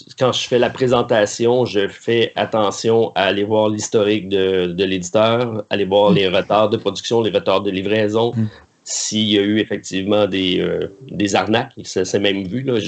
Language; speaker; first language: French; native; French